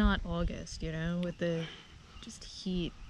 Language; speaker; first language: English; native; English